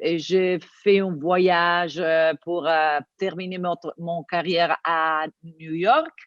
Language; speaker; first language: French; non-native, learner; Italian